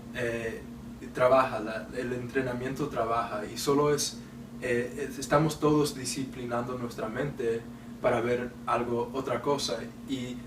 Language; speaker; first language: Spanish; non-native, learner; English